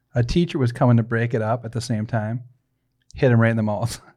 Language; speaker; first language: English; native; English